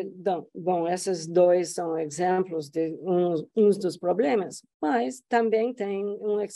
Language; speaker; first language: Portuguese; non-native, fluent; English